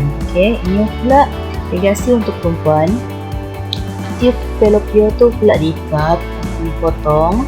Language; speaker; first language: Malay; native; Malay